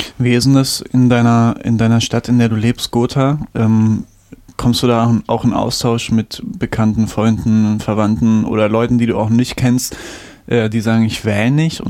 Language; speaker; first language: German; native; German